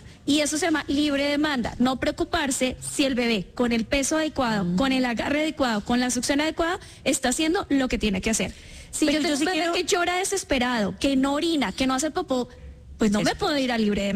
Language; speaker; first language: Spanish; native; Spanish